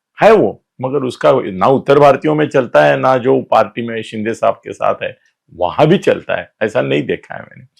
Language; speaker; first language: Hindi; native; Hindi